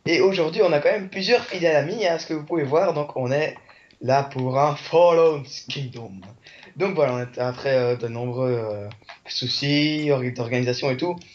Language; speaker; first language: French; native; French